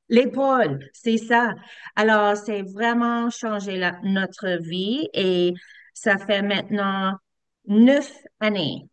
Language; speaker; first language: French; non-native, learner; English